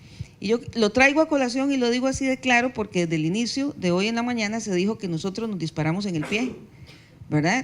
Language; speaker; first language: Spanish; native; Spanish